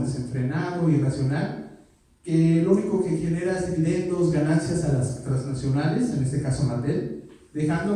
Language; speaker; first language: Spanish; native; Spanish